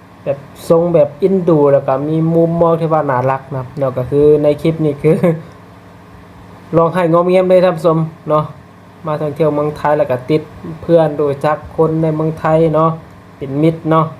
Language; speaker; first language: Thai; non-native, local second language; Lao